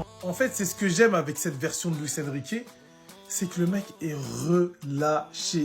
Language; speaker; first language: French; native; French